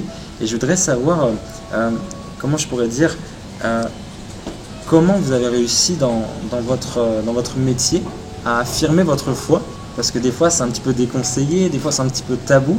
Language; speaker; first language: French; native; French